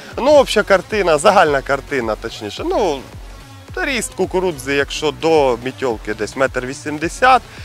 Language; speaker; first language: Ukrainian; non-native, local second language; Russian